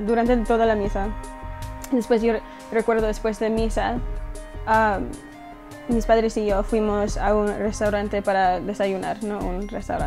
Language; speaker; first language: Spanish; early bilingual, heritage; English